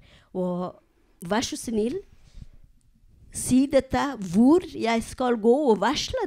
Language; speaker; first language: Norwegian; non-native, learner; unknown